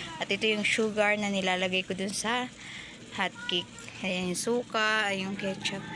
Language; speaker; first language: Filipino; non-native, local second language; Waray